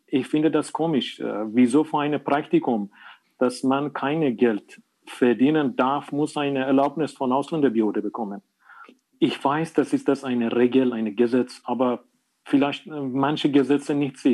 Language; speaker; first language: German; non-native, learner; Persian